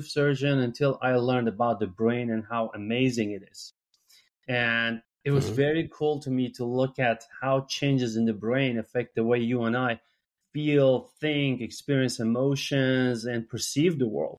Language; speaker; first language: English; non-native, fluent; Persian